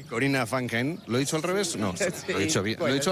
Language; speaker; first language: Spanish; native; Spanish